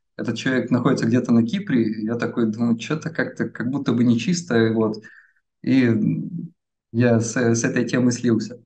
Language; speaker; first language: Russian; native; Russian